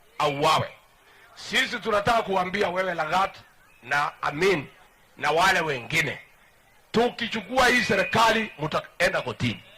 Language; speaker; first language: Swahili; non-native, local second language; Kikuyu